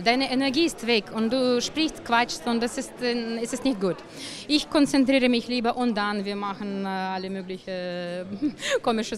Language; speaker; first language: German; non-native, fluent; Russian